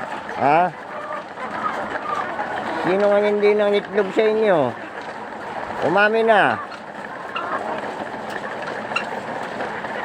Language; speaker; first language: Filipino; native; Filipino